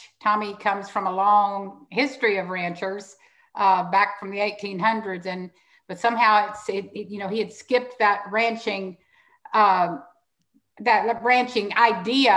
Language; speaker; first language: English; native; English